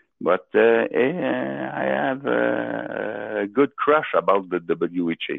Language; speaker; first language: English; non-native, local second language; French